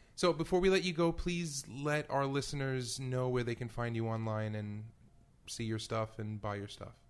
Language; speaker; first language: English; native; English